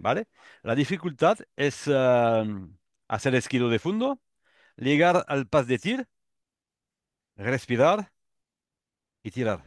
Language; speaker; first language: Spanish; non-native, learner; French